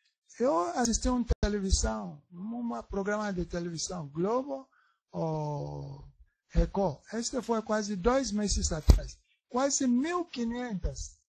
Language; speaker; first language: Portuguese; non-native, learner; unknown